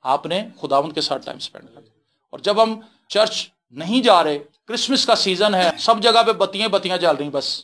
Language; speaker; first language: Urdu; non-native, local second language; Punjabi